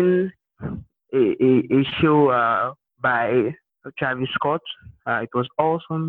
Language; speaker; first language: English; non-native, local second language; Igbo